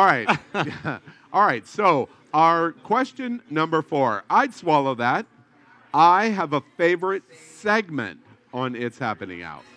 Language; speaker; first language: English; native; English